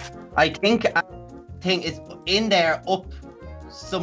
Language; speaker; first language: English; native; English